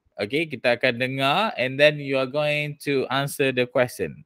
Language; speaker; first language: English; non-native, local second language; Malay